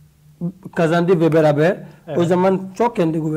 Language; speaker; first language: Turkish; non-native, learner; French